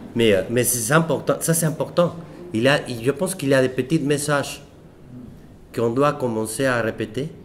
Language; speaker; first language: French; non-native, fluent; Spanish